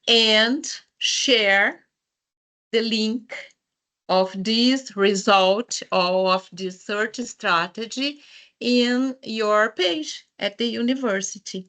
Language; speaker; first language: English; non-native, fluent; Portuguese